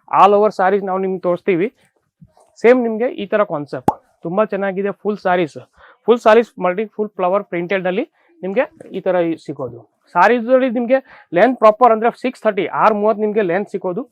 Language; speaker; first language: Kannada; non-native, fluent; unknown